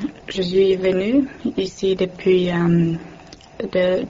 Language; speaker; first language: French; non-native, learner; Finnish